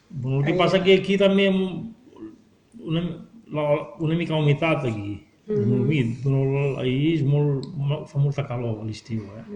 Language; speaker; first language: Catalan; non-native, learner; Arabic